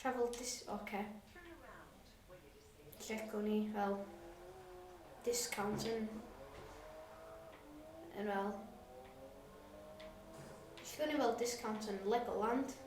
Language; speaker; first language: Welsh; non-native, local second language; English